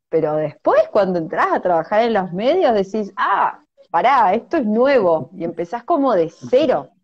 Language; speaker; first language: Spanish; native; Spanish